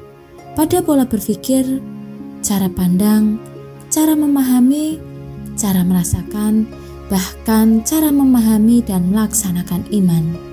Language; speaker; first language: Indonesian; native; Indonesian